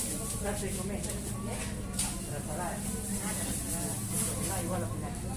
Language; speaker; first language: Spanish; non-native, learner; Hmong